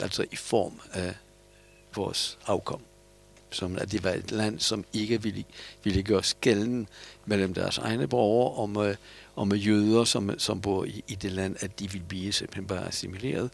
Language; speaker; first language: Danish; non-native, fluent; Polish